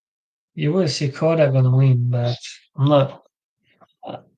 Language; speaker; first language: English; non-native, learner; French